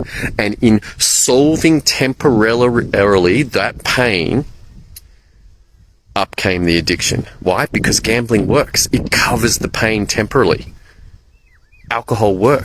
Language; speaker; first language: English; native; English